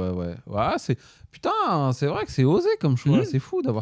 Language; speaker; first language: French; native; French